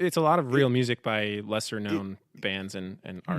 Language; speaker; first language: English; native; English